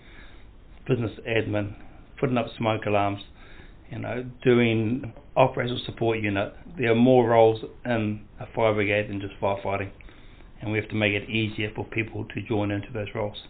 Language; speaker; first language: English; native; English